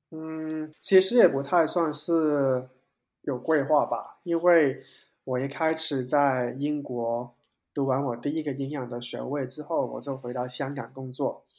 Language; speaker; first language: Chinese; non-native, local second language; Cantonese